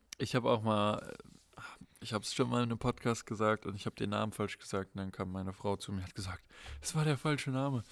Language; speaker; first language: German; native; German